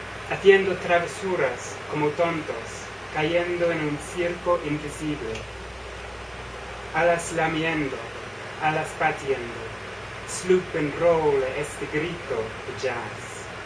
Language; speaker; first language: Spanish; non-native, fluent; English